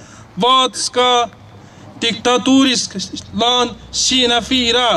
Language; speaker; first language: Swedish; non-native, fluent; Uyghur